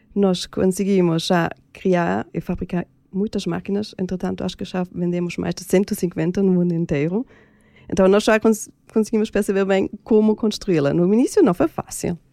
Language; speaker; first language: Portuguese; non-native, fluent; German